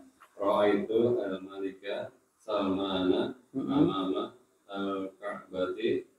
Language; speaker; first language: Arabic; non-native, learner; Indonesian